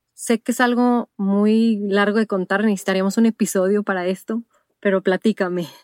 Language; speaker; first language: Spanish; native; Spanish